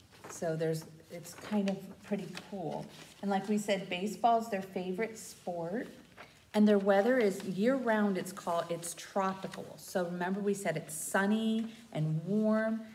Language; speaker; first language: English; native; English